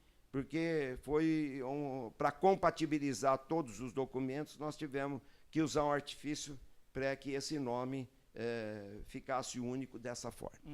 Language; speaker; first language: Portuguese; early bilingual, other home language; Arabic